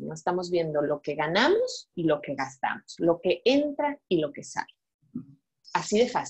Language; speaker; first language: Spanish; native; Spanish